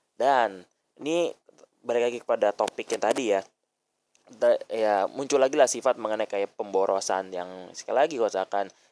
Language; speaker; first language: Indonesian; native; Indonesian